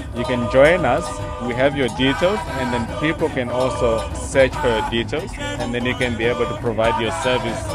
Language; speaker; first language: English; non-native, local second language; Shona